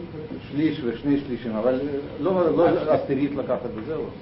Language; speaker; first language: Hebrew; non-native, fluent; Russian